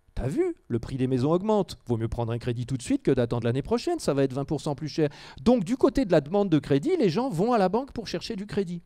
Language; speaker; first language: French; native; French